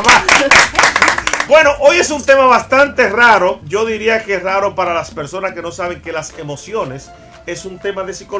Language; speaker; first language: Spanish; native; Spanish